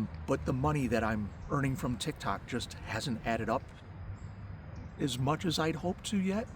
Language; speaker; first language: English; native; English